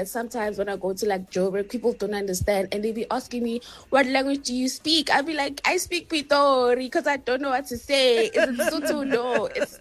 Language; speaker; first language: English; non-native, local second language; Tswana